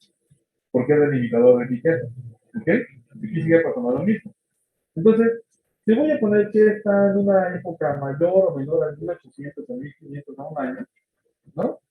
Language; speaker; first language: Spanish; native; Spanish